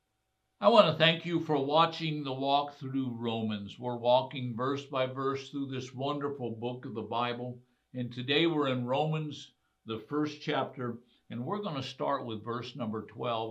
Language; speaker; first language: English; native; English